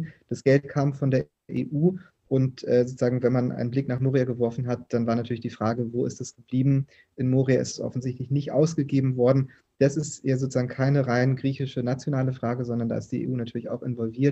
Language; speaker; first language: German; native; German